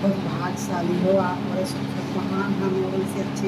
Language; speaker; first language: Hindi; native; Hindi